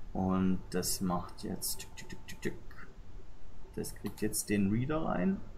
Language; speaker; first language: German; native; German